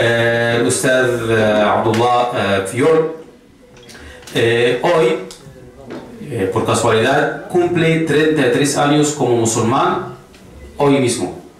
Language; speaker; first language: Spanish; non-native, fluent; Arabic